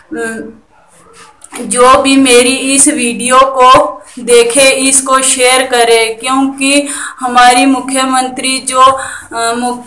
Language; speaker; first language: Hindi; native; Hindi